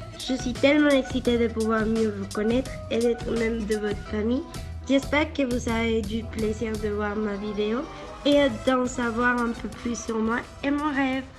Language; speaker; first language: French; non-native, learner; Spanish